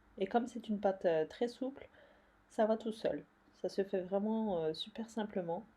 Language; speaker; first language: French; native; French